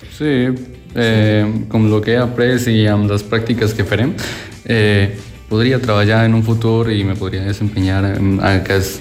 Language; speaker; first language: Catalan; non-native, learner; Spanish